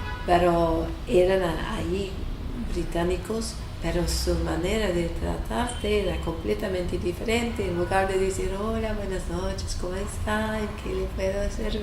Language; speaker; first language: Spanish; non-native, fluent; English